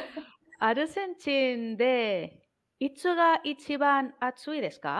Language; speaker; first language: Japanese; non-native, fluent; Spanish